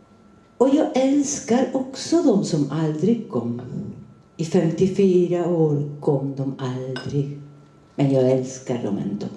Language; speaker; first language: Swedish; non-native, fluent; Spanish